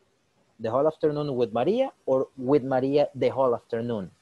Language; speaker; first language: English; non-native, fluent; Spanish